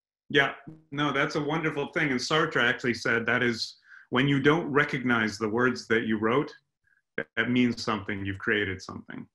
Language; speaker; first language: English; native; English